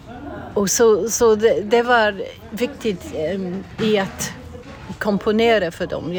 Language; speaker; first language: Swedish; non-native, fluent; English